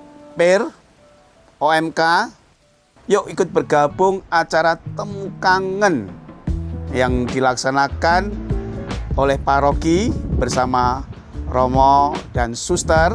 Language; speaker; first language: Indonesian; non-native, local second language; Javanese